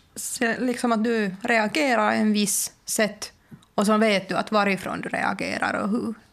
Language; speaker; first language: Swedish; native; Swedish